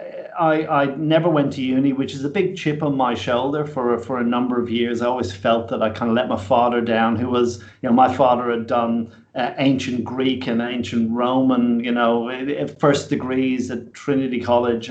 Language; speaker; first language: English; native; English